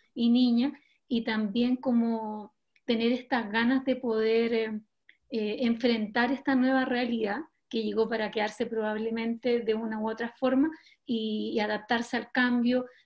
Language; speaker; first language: Spanish; native; Spanish